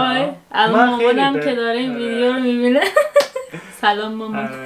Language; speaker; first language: Persian; native; Persian